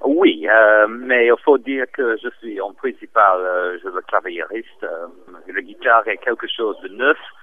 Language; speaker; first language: French; non-native, fluent; English